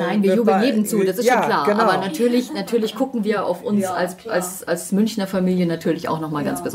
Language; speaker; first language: German; native; German